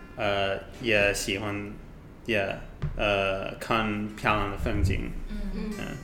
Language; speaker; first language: Chinese; non-native, learner; English